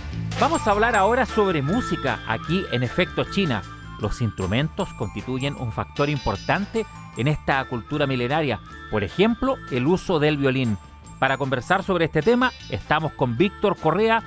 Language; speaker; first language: Spanish; native; Spanish